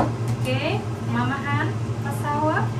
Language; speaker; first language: Dutch; non-native, learner; Indonesian